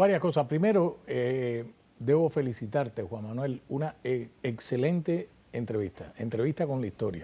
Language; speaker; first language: Spanish; native; Spanish